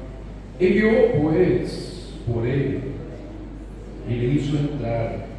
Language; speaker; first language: Spanish; non-native, fluent; Portuguese